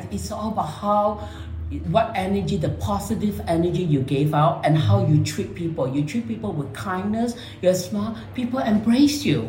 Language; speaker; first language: English; non-native, local second language; Min Nan Chinese